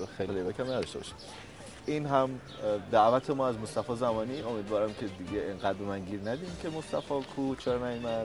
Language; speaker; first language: Persian; native; Persian